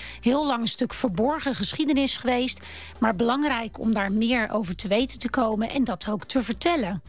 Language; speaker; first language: Dutch; native; Dutch